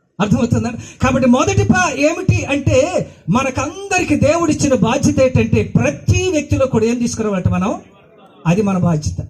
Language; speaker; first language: Telugu; non-native, local second language; Koya